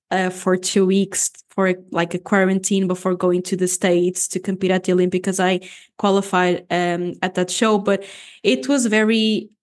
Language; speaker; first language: English; non-native, fluent; Portuguese